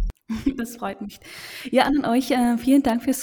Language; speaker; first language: German; native; German